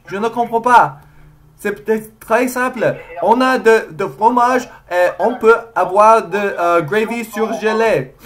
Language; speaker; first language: French; non-native, learner; English